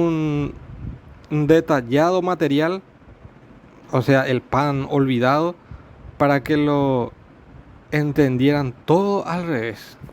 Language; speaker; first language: Spanish; native; Spanish